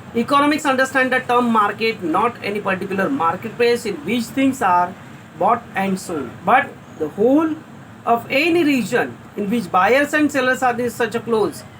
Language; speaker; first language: English; non-native, local second language; Marathi